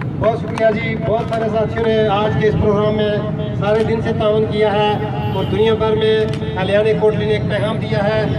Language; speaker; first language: Urdu; non-native, local second language; Pahari-Potwari